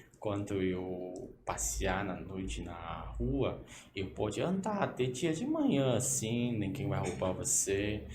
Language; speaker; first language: Portuguese; non-native, learner; Cantonese